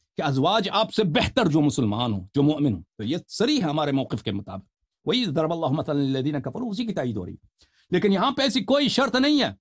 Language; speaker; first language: Urdu; non-native, fluent; Persian